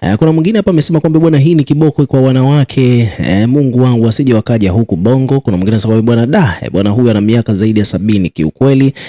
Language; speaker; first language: Swahili; native; Swahili